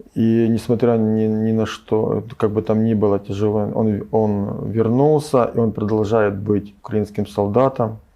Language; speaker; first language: Russian; native; Russian